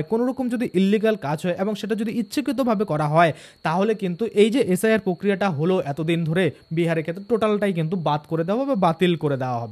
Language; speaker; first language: Bangla; native; Bangla